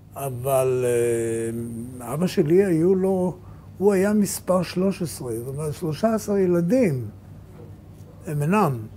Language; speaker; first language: Hebrew; native; Hebrew